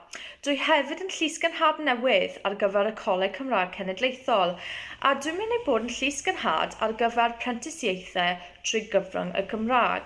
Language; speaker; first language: Welsh; non-native, local second language; English